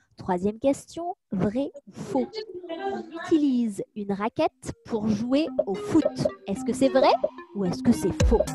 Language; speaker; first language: French; native; French